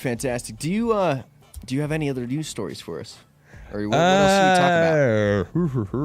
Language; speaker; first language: English; native; English